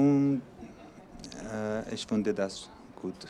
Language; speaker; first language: German; non-native, learner; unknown